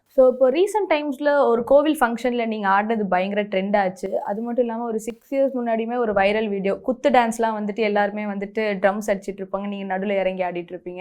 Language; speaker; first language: Tamil; native; Tamil